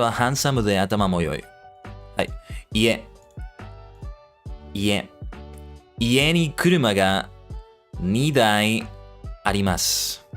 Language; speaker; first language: Japanese; non-native, learner; English